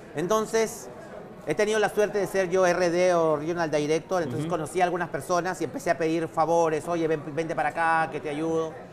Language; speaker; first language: Spanish; native; Spanish